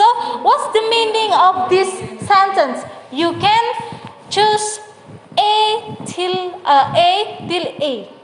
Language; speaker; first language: English; non-native, learner; Indonesian